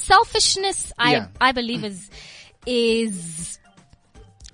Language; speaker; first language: English; non-native, local second language; Tswana